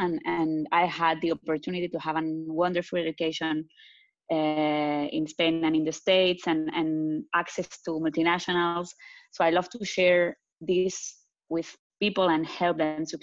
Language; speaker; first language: English; non-native, fluent; Spanish